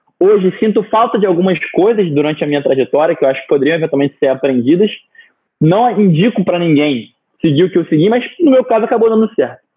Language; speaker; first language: Portuguese; native; Portuguese